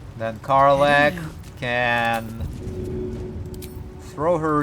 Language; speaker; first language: English; native; English